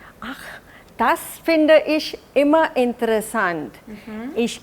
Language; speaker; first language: German; non-native, fluent; Hindi